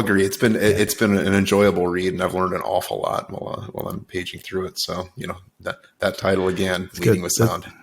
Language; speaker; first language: English; native; English